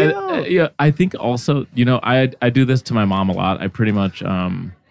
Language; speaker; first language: English; early bilingual, other home language; Arabic